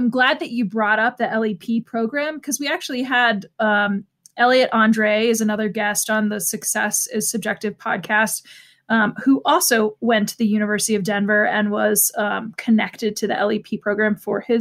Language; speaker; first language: English; native; English